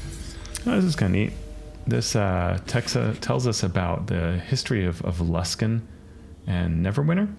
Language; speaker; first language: English; native; English